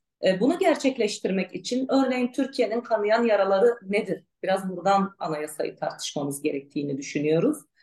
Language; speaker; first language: Turkish; non-native, local second language; Arabic